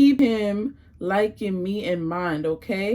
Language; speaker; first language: English; native; English